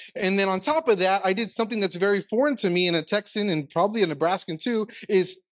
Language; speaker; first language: English; native; English